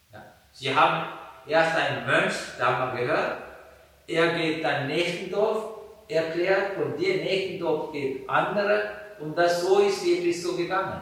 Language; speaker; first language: German; non-native, fluent; Sinhala